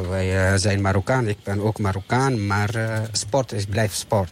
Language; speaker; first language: Dutch; non-native, learner; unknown